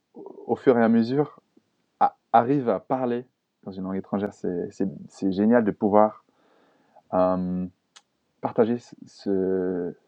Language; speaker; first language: French; non-native, fluent; German